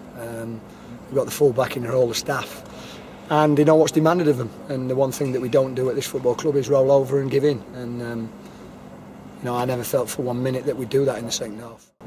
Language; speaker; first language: English; native; English